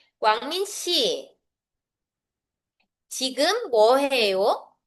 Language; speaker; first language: Korean; non-native, fluent; Filipino